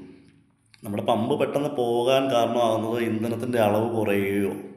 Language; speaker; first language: Malayalam; native; Malayalam